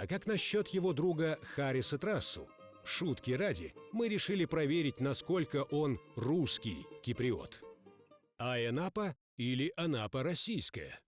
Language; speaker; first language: Russian; native; Russian